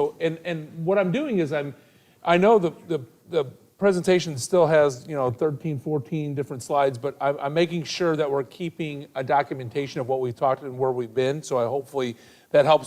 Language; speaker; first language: English; native; English